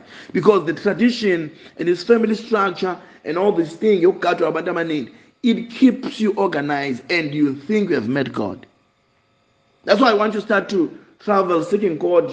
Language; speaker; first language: English; non-native, local second language; Zulu